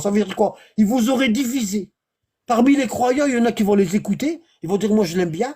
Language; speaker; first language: French; native; French